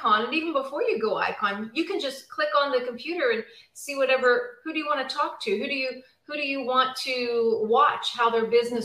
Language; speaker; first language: English; native; English